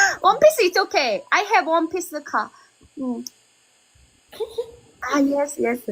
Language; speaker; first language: English; non-native, learner; Thai